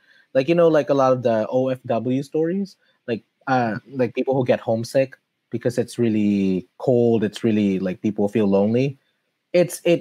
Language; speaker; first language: English; early bilingual, other home language; Filipino